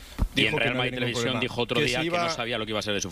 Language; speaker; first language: Spanish; native; Spanish